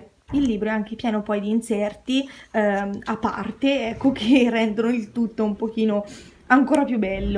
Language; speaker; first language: Italian; native; Italian